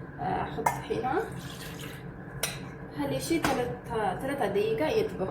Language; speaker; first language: Arabic; non-native, learner; Amharic